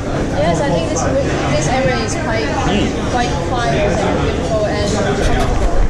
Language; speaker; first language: English; non-native, fluent; Chinese